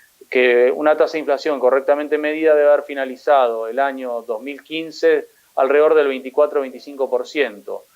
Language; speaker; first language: Spanish; native; Spanish